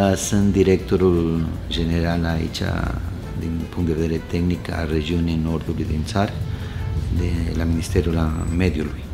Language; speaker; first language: Romanian; non-native, fluent; Spanish